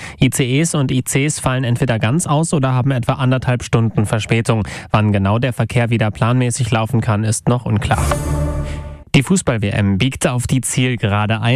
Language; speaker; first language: German; native; German